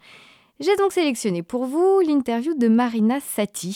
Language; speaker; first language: French; native; French